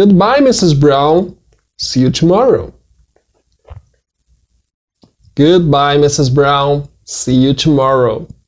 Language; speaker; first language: English; non-native, fluent; Portuguese